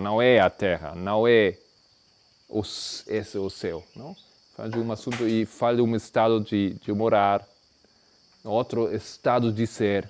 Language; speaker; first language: Portuguese; non-native, fluent; Spanish